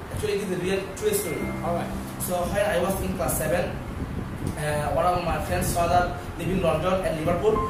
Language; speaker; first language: English; non-native, learner; Bangla